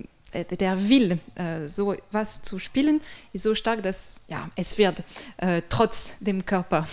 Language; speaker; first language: German; non-native, fluent; French